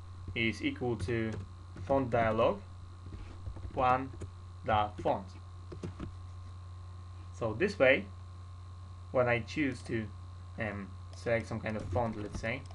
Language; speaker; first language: English; non-native, fluent; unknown